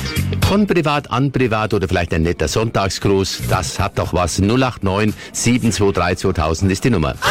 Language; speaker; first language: German; native; German